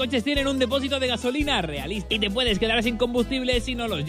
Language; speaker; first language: Spanish; native; Spanish